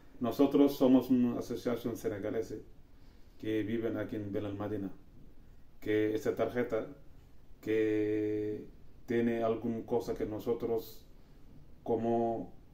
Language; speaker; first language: Spanish; non-native, learner; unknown